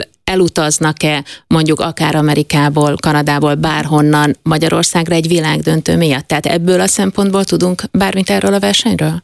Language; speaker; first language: Hungarian; native; Hungarian